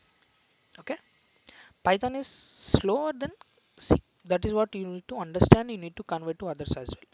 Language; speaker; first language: English; non-native, local second language; Telugu